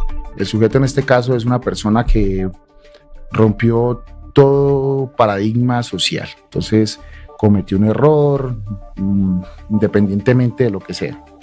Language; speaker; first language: Spanish; native; Spanish